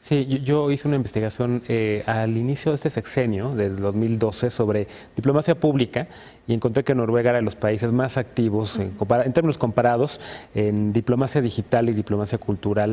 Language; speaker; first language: Spanish; native; Spanish